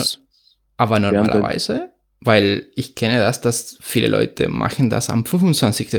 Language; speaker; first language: German; non-native, fluent; Spanish